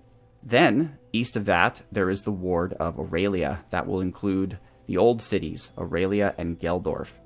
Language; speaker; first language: English; native; English